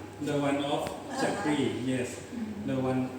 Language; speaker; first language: English; non-native, learner; Thai